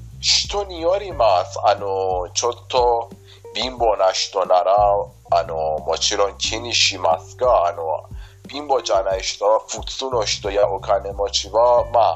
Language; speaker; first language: Japanese; non-native, fluent; Persian